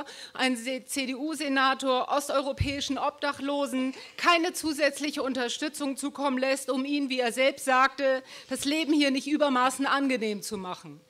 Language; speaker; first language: German; native; German